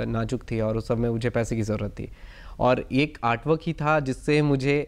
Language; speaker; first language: Hindi; native; Hindi